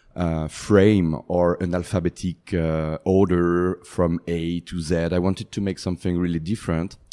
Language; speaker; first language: English; non-native, fluent; French